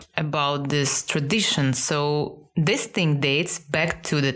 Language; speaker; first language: English; non-native, fluent; Russian